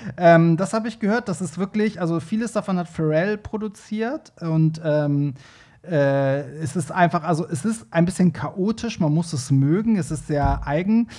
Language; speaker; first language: German; early bilingual, other home language; Persian